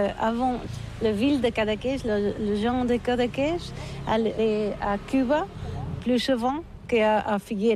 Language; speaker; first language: French; non-native, learner; Catalan